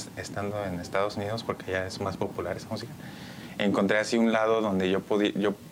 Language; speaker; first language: Spanish; early bilingual, heritage; Spanish